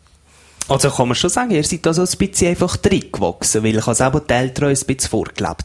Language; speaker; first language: German; native; German